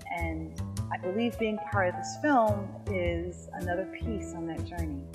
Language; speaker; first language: English; native; English